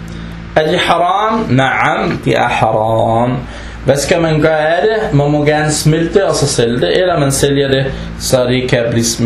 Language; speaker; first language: Danish; non-native, fluent; Arabic